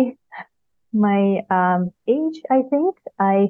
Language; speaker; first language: English; non-native, fluent; Ukrainian